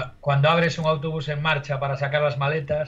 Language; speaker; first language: Spanish; native; Spanish